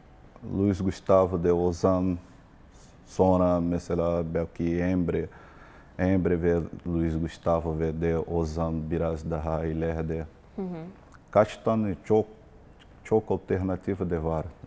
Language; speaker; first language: Turkish; non-native, learner; Portuguese